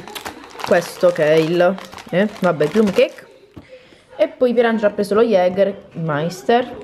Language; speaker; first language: Italian; native; Italian